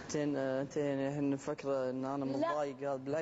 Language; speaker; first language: Arabic; native; Arabic